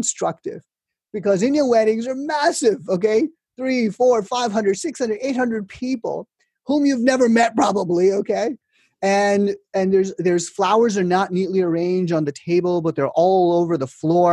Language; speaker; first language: English; native; English